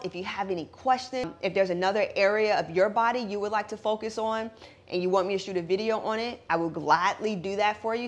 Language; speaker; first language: English; native; English